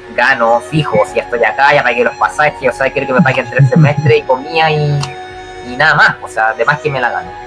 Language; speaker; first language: Spanish; native; Spanish